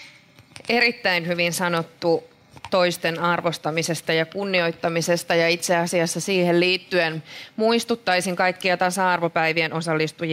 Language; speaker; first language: Finnish; native; Finnish